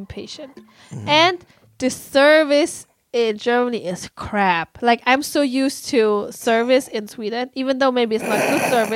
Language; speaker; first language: English; non-native, fluent; German